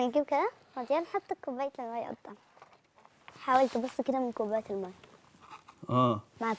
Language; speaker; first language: Arabic; native; Arabic